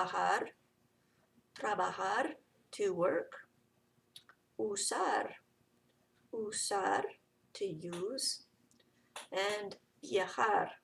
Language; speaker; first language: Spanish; non-native, fluent; English